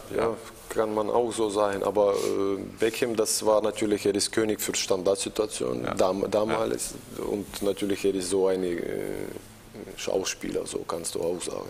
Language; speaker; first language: German; non-native, learner; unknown